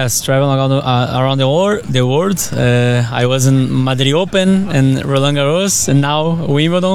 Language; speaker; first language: English; non-native, fluent; Portuguese